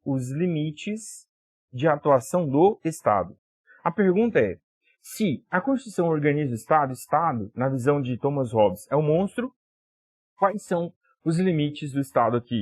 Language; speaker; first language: Portuguese; native; Portuguese